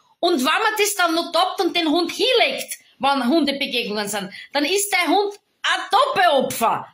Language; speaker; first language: German; native; German